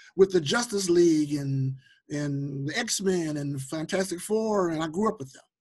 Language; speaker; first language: English; native; English